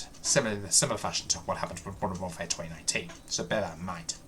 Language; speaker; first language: English; native; English